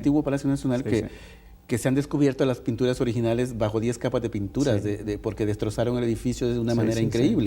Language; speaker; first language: Spanish; native; Spanish